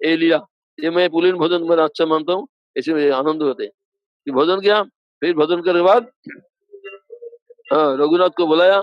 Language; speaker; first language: Hindi; non-native, local second language; Bangla